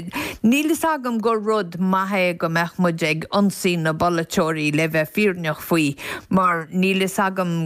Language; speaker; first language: Irish; native; Irish